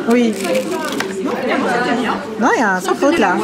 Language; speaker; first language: French; native; French